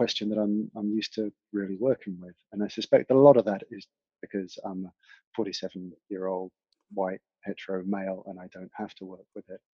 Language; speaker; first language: English; native; English